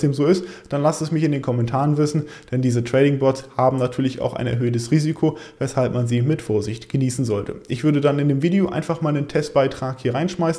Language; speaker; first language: German; native; German